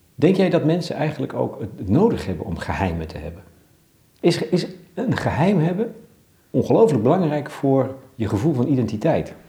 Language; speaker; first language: Dutch; native; Dutch